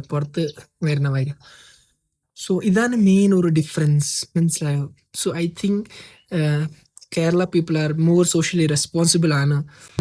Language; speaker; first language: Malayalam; non-native, fluent; Kashmiri